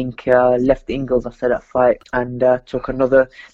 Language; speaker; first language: English; native; English